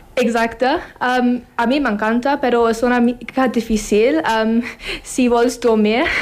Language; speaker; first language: Catalan; non-native, learner; English